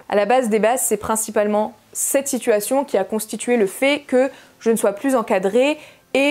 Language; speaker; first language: French; native; French